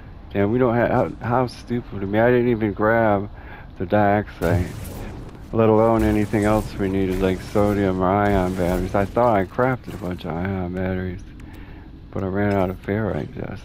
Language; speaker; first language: English; native; English